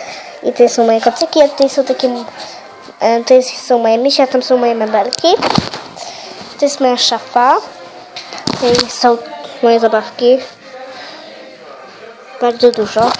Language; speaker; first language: Polish; early bilingual, heritage; Polish